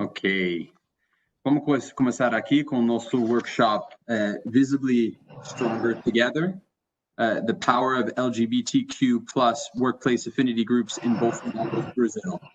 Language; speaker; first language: Portuguese; non-native, fluent; English